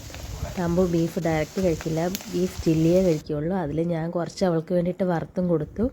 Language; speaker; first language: Malayalam; native; Malayalam